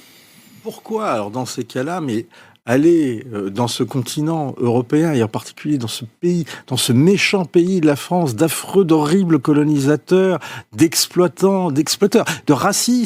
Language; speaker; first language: French; native; French